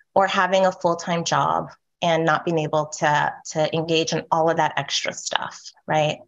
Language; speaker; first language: English; native; English